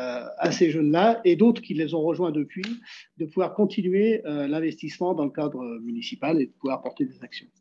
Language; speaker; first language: French; native; French